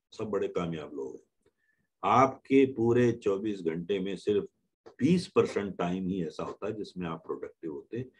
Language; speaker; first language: Urdu; native; Urdu